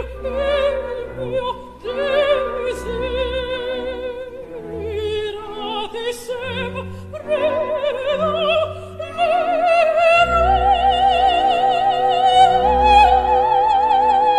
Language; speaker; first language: English; non-native, local second language; Yoruba